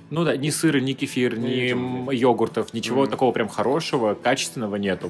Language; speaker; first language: Russian; native; Russian